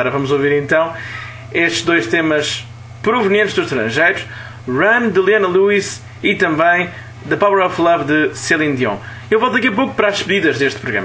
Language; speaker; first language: Portuguese; native; Portuguese